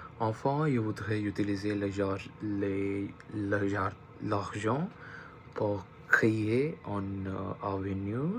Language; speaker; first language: French; non-native, learner; Punjabi